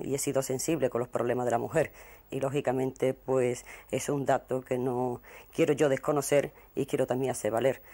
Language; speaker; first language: Spanish; native; Spanish